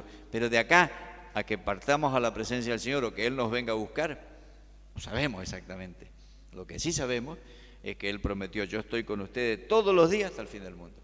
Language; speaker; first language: Spanish; native; Spanish